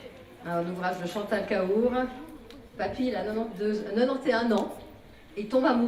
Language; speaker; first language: French; native; French